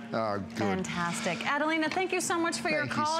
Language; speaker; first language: English; native; English